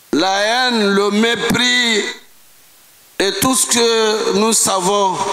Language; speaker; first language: French; non-native, local second language; Dyula